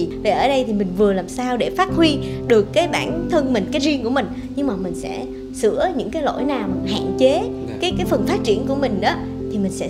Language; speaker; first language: Vietnamese; native; Vietnamese